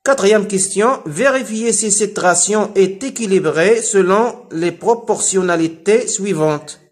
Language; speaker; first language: French; non-native, local second language; Arabic